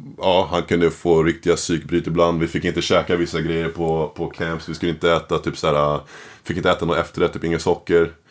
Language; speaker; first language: Swedish; native; Swedish